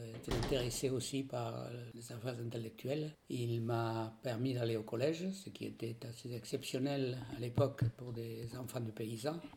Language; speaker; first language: French; non-native, local second language; Occitan